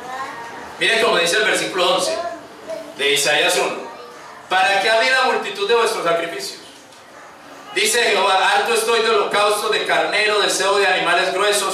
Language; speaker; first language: Spanish; native; Spanish